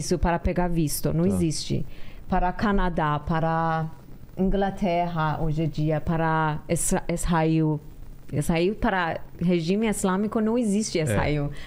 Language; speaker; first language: Portuguese; non-native, learner; Persian